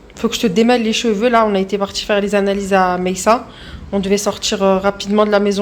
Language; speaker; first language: French; native; French